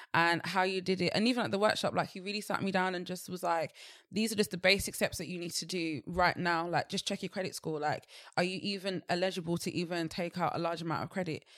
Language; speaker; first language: English; native; English